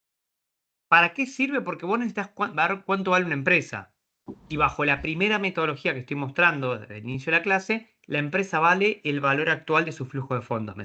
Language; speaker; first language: Spanish; native; Spanish